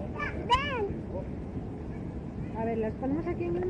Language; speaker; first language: Spanish; native; Spanish